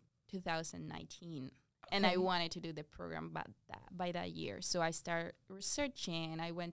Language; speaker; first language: English; non-native, fluent; Spanish